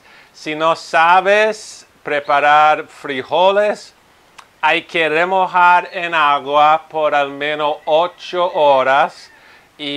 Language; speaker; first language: Spanish; non-native, fluent; Italian